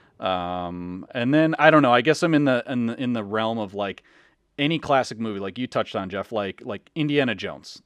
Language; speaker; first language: English; native; English